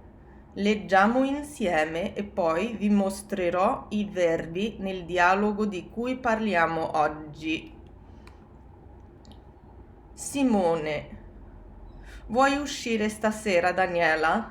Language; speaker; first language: Italian; non-native, fluent; English